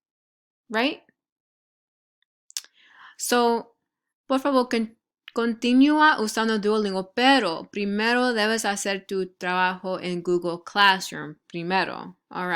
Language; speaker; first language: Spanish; non-native, fluent; English